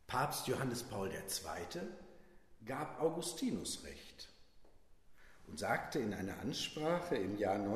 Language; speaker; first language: German; native; German